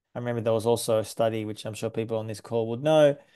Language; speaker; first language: English; native; English